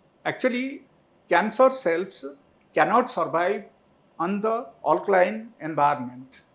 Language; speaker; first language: English; non-native, local second language; Telugu